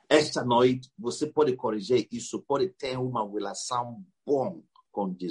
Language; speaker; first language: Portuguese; non-native, learner; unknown